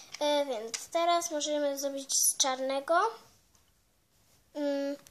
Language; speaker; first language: Polish; early bilingual, heritage; Polish